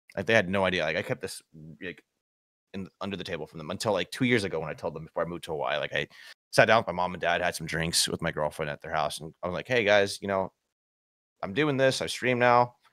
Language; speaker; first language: English; native; English